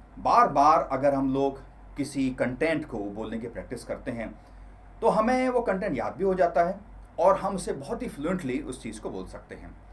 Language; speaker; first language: Hindi; native; Hindi